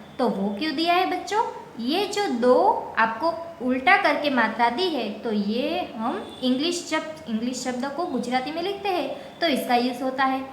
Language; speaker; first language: Hindi; non-native, local second language; Gujarati